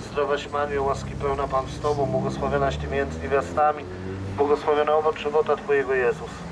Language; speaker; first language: Polish; native; Polish